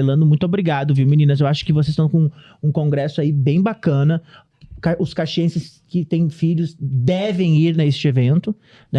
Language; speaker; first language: Portuguese; native; Portuguese